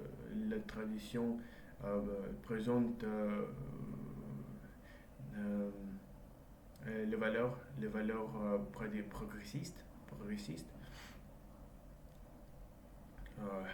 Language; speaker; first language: French; non-native, learner; Russian